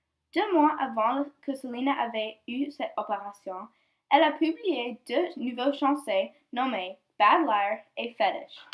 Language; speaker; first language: French; non-native, learner; English